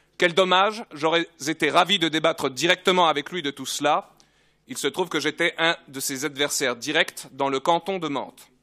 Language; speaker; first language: French; native; French